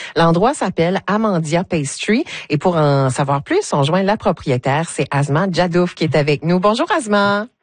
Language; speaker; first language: French; native; French